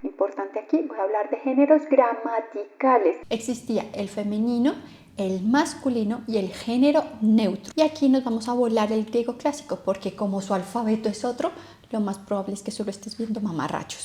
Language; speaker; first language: Spanish; native; Spanish